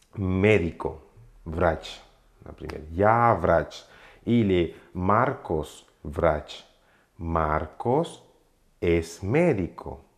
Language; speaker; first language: Russian; non-native, fluent; Spanish